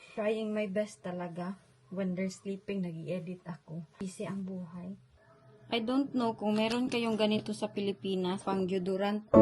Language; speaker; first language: Filipino; non-native, local second language; Cebuano